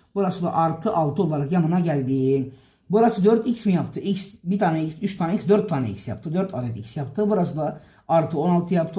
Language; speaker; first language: Turkish; native; Turkish